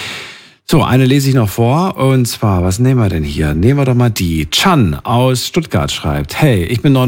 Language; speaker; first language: German; native; German